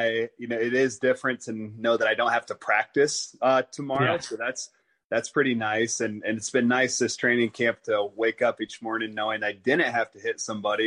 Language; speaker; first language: English; native; English